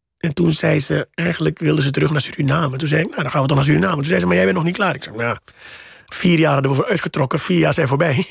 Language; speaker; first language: Dutch; native; Dutch